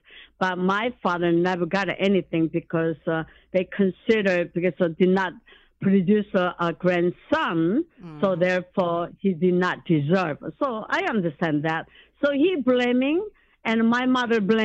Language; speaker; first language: English; non-native, learner; Korean